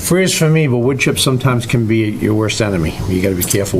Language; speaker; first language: English; native; English